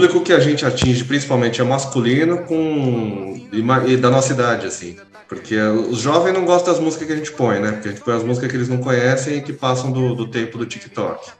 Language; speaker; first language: Portuguese; native; Portuguese